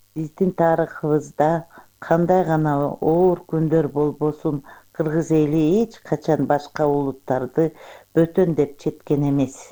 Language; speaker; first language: Kyrgyz; non-native, local second language; Uyghur